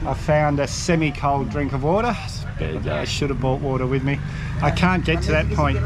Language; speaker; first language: English; native; English